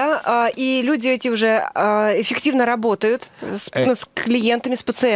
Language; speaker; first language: Russian; native; Russian